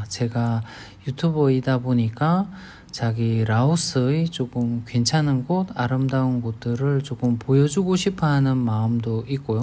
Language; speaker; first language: Korean; native; Korean